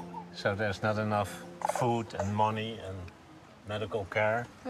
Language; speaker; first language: English; non-native, fluent; Dutch